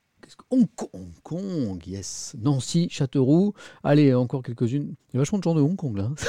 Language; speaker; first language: French; native; French